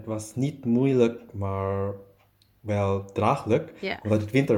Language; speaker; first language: Dutch; non-native, learner; German